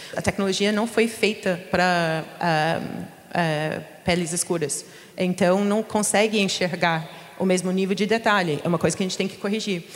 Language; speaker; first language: Portuguese; non-native, fluent; English